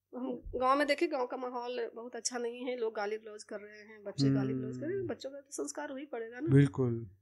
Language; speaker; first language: Hindi; native; Hindi